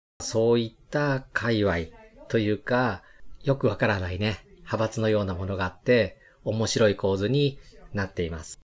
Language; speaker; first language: Japanese; native; Japanese